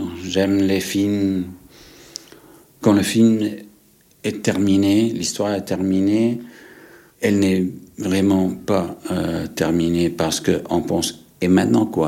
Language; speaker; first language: French; non-native, fluent; English